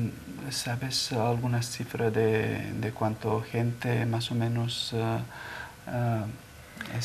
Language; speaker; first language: Spanish; non-native, learner; Bulgarian